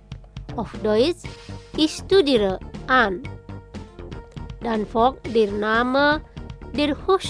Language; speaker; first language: German; non-native, fluent; Indonesian